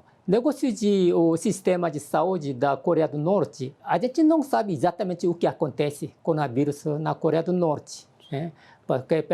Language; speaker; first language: Portuguese; non-native, learner; Korean